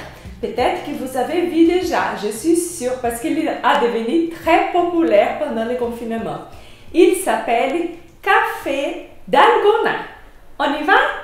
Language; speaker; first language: French; non-native, fluent; Portuguese